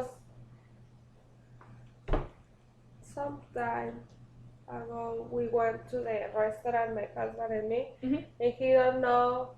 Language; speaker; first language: English; non-native, learner; Spanish